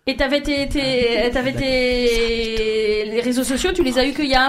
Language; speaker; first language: French; native; French